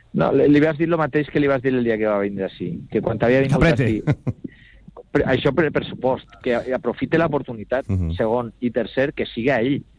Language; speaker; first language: Catalan; native; Catalan